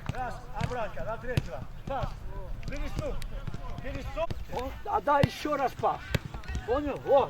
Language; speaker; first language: Russian; non-native, local second language; Tajik